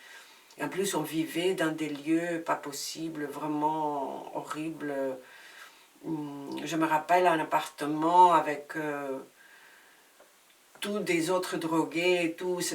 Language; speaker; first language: French; non-native, fluent; Spanish